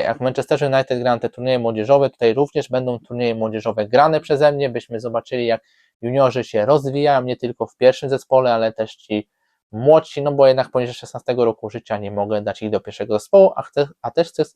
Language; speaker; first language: Polish; native; Polish